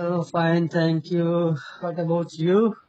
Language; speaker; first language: English; non-native, local second language; Telugu